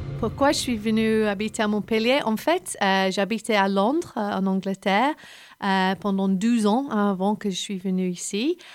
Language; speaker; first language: French; non-native, fluent; English